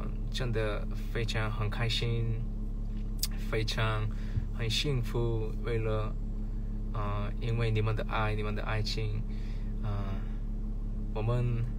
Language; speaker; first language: Chinese; non-native, learner; Korean